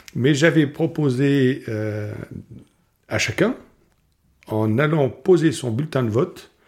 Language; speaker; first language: French; native; French